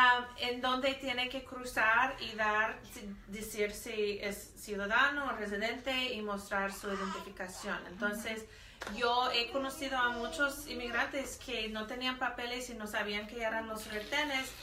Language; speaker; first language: Spanish; non-native, fluent; English